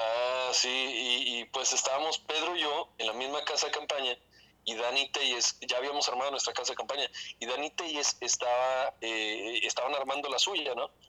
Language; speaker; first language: Spanish; native; Spanish